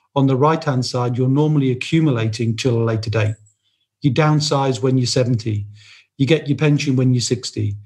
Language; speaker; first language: English; native; English